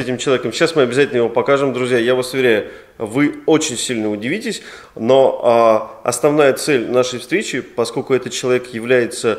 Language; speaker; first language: Russian; native; Russian